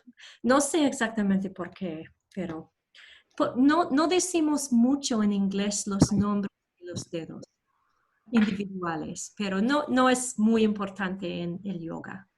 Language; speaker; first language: Spanish; non-native, learner; English